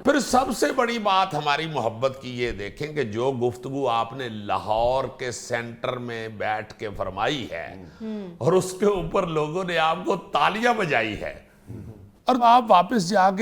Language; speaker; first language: Urdu; native; Urdu